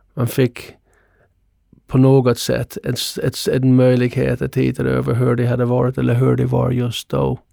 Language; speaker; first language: Swedish; non-native, fluent; English